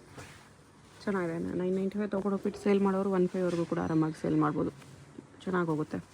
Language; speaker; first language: Kannada; native; Kannada